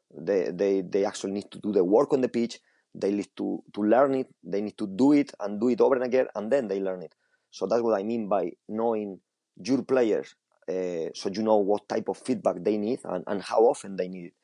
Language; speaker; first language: English; non-native, fluent; Spanish